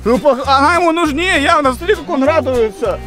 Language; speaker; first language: Russian; native; Russian